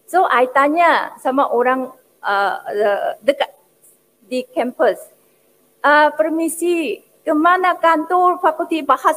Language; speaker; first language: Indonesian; non-native, fluent; Korean